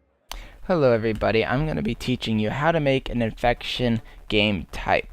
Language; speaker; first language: English; native; English